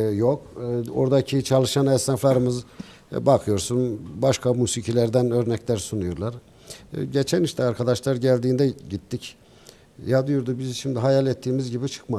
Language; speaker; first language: Turkish; native; Turkish